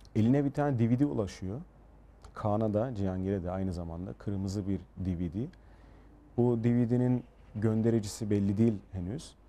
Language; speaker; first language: Turkish; early bilingual, heritage; Turkish